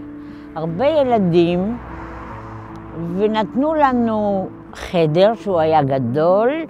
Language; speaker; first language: Hebrew; non-native, fluent; Polish